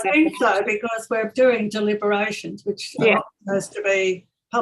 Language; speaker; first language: English; native; English